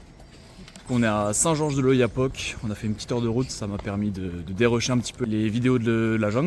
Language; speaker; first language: French; native; French